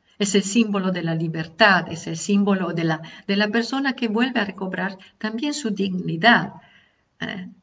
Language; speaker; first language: Spanish; non-native, fluent; Italian